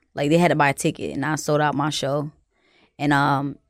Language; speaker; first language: English; early bilingual, other home language; Haitian Creole